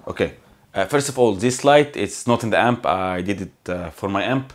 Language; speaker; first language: English; non-native, fluent; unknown